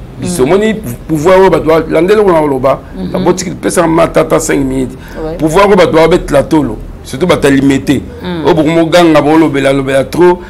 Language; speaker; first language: Lingala; native; Lingala